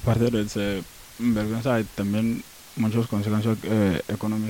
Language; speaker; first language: Spanish; non-native, learner; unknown